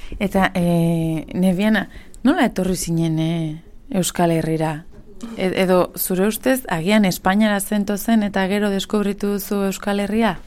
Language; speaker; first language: Basque; native; Basque